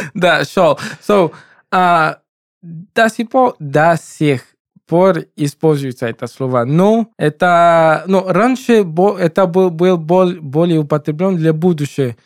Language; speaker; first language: Russian; non-native, learner; English